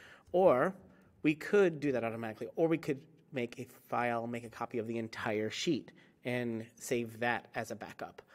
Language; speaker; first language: English; native; English